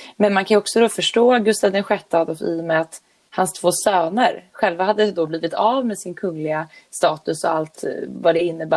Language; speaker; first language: Swedish; native; Swedish